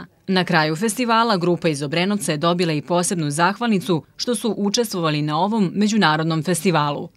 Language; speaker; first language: Serbian; native; Serbian